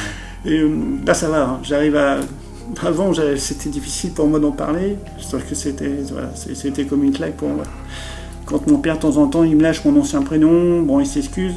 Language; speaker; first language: French; native; French